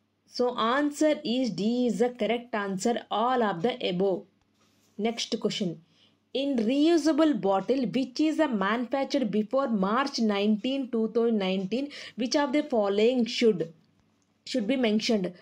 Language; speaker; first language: English; non-native, local second language; Telugu